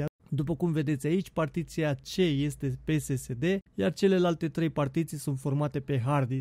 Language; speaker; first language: Romanian; native; Romanian